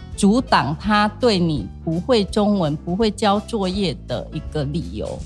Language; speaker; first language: Chinese; non-native, fluent; Khmer